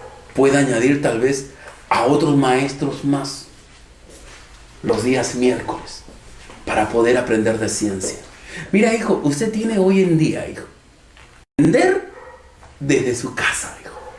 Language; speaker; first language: Spanish; native; Spanish